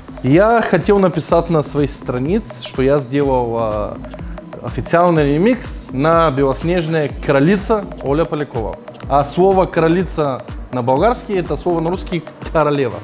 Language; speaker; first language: Russian; non-native, learner; Bulgarian